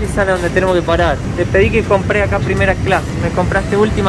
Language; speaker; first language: Spanish; native; Spanish